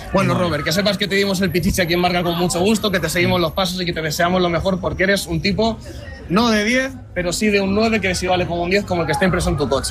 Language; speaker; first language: Spanish; native; Spanish